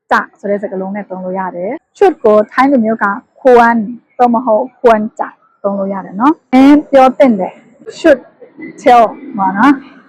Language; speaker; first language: Burmese; native; Burmese